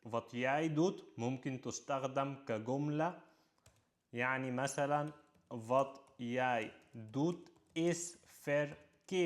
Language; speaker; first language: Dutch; non-native, fluent; Arabic